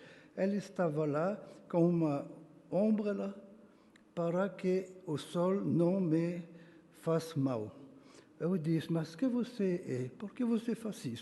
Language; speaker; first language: Portuguese; non-native, fluent; French